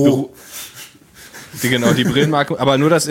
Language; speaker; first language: German; native; German